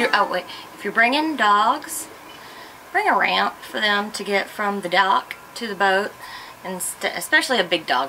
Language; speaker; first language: English; native; English